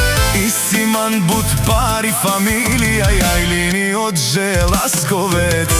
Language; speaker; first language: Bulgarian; non-native, local second language; Romany